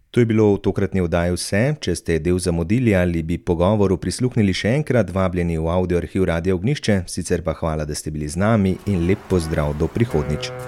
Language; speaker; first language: Slovenian; native; Slovenian